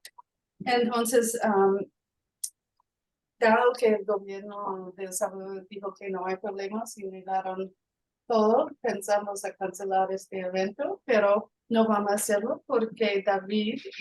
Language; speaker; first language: Spanish; non-native, fluent; English